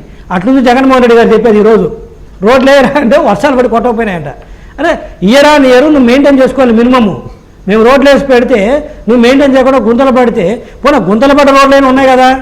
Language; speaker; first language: Telugu; native; Telugu